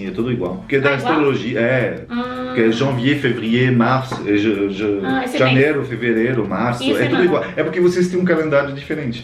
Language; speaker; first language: Portuguese; non-native, fluent; French